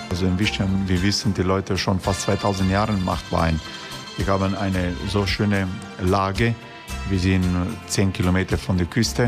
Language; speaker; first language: German; non-native, learner; Croatian